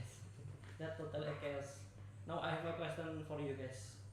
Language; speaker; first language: English; non-native, learner; Indonesian